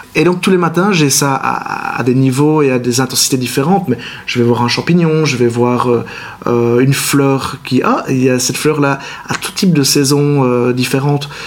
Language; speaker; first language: French; native; French